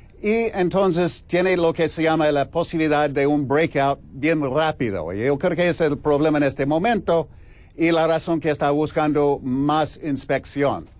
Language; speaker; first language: Spanish; non-native, fluent; English